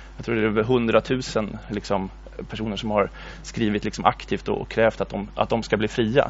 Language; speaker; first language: Swedish; native; Swedish